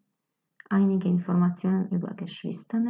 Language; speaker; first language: German; non-native, fluent; Croatian